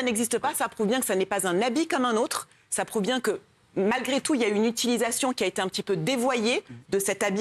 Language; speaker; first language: French; native; French